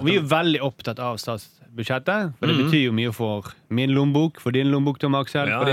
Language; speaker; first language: Norwegian; native; Norwegian